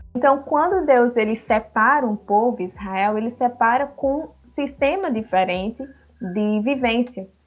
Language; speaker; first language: Portuguese; early bilingual, other home language; Upper Guinea Crioulo